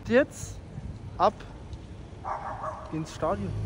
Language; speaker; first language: German; native; German